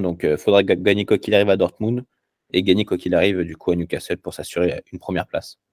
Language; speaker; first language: French; native; French